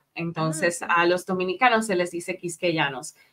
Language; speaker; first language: Spanish; native; Spanish